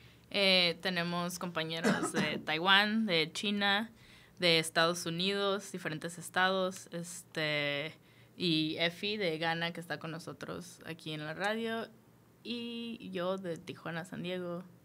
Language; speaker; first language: Spanish; native; Spanish